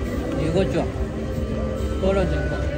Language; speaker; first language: Korean; non-native, learner; Japanese